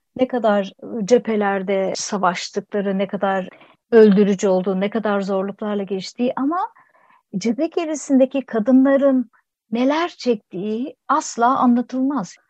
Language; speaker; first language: Turkish; native; Turkish